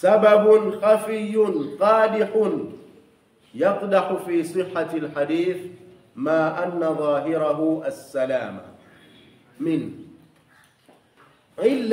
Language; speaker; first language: Arabic; non-native, fluent; Swahili